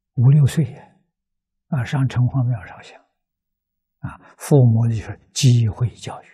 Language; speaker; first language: Chinese; native; Chinese